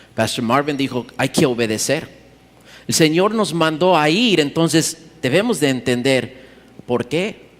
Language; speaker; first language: Spanish; early bilingual, heritage; Spanish